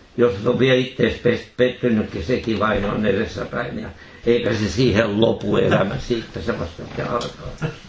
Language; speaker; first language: Finnish; native; Finnish